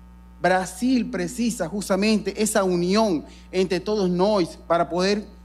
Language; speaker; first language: Portuguese; non-native, learner; Spanish